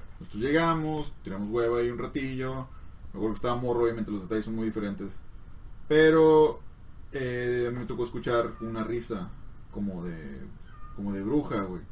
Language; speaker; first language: Spanish; native; Spanish